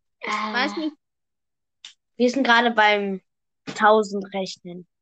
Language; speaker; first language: German; early bilingual, other home language; Vietnamese